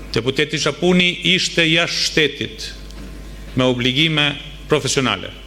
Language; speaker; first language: Albanian; native; Albanian